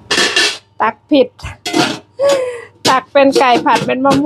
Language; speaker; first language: Norwegian; non-native, learner; Thai